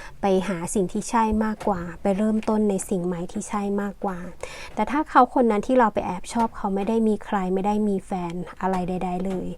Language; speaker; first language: Thai; native; Thai